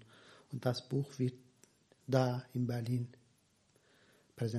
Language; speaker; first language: German; non-native, fluent; Turkish